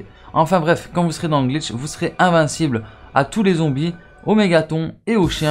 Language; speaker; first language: French; native; French